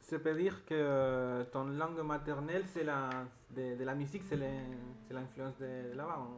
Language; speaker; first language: French; non-native, learner; Spanish